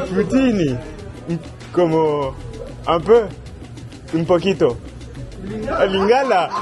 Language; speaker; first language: Spanish; non-native, learner; French